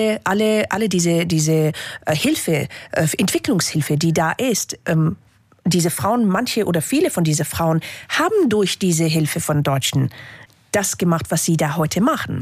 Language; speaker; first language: German; non-native, fluent; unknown